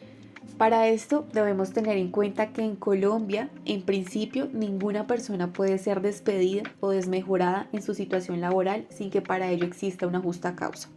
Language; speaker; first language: Spanish; native; Spanish